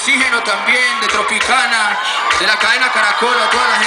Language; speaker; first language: Spanish; native; Spanish